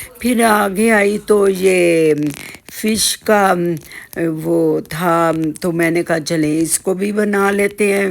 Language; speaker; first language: Urdu; non-native, local second language; Punjabi